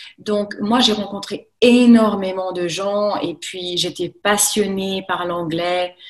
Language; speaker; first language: French; native; French